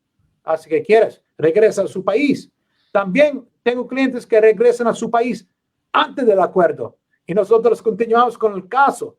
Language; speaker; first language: Spanish; non-native, learner; English